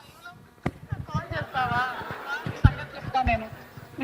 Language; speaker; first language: Telugu; native; Telugu